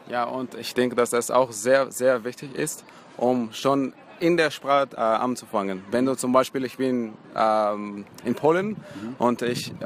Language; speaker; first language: German; non-native, fluent; Portuguese